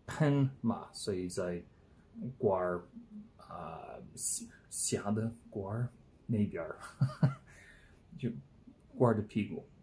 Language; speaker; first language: Chinese; non-native, learner; English